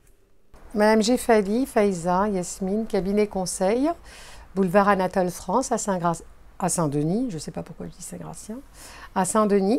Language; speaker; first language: French; native; French